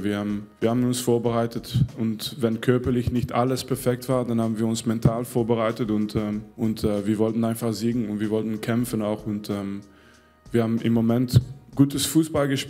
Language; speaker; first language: German; non-native, fluent; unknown